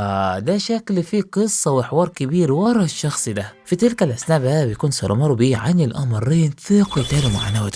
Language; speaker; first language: Arabic; native; Arabic